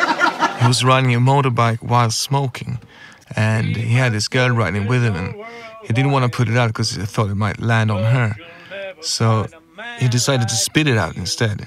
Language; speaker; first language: English; non-native, fluent; Swedish